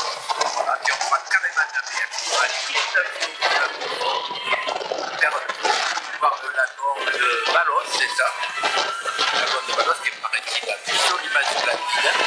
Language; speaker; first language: French; native; French